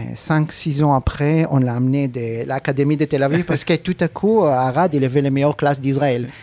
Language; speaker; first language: French; non-native, fluent; Hebrew